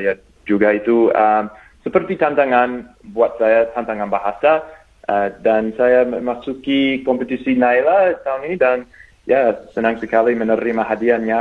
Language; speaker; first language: Indonesian; non-native, fluent; English